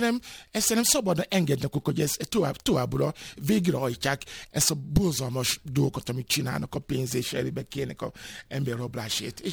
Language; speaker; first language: Hungarian; non-native, fluent; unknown